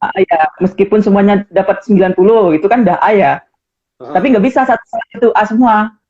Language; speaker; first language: Indonesian; native; Indonesian